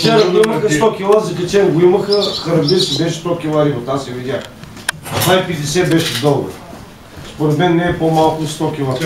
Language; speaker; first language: Bulgarian; native; Bulgarian